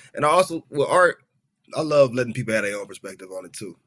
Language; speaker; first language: English; native; English